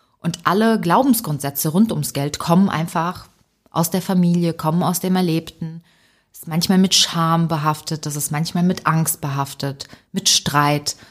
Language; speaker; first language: German; early bilingual, other home language; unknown